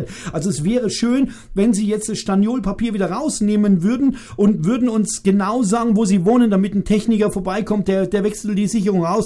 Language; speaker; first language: German; native; German